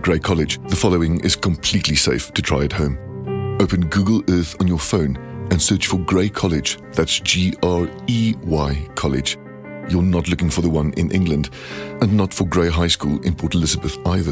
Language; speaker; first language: English; non-native, local second language; Dutch